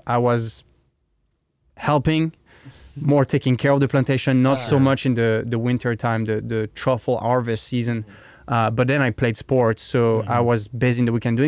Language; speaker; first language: English; non-native, fluent; French